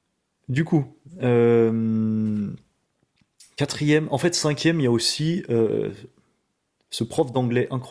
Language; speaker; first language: French; native; French